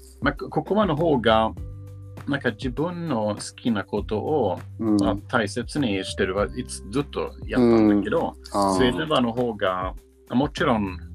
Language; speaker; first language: Japanese; non-native, learner; Swedish